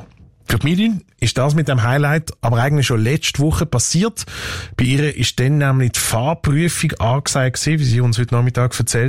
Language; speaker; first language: German; native; German